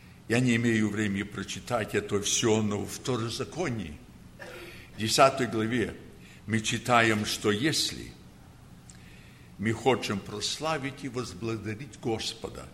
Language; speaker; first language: Russian; early bilingual, heritage; Russian